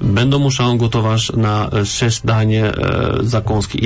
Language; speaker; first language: Polish; non-native, learner; French